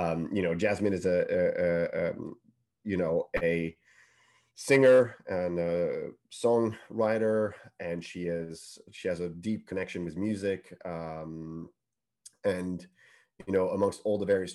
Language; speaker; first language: English; non-native, fluent; French